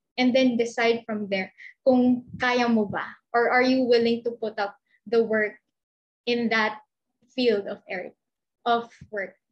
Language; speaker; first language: English; non-native, local second language; Filipino